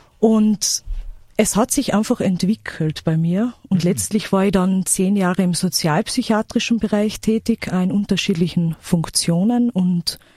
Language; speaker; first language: German; native; German